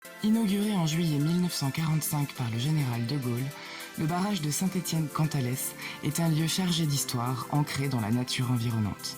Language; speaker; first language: French; native; French